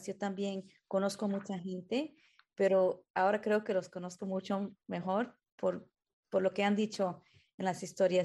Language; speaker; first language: Spanish; early bilingual, heritage; Spanish